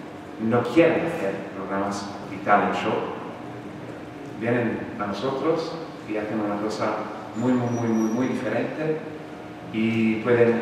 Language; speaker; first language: Spanish; non-native, fluent; English